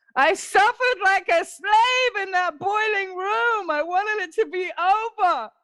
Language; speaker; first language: English; native; English